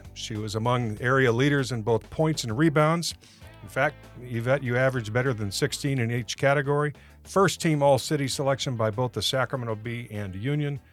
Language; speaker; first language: English; native; English